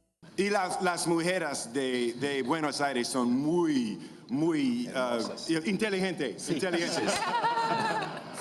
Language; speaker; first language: Spanish; non-native, learner; English